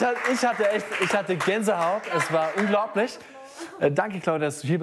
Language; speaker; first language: German; native; German